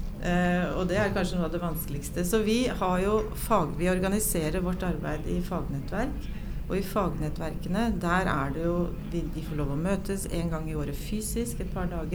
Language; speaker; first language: Norwegian; native; Norwegian